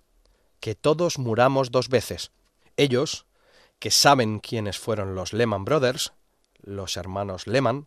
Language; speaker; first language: Spanish; native; Spanish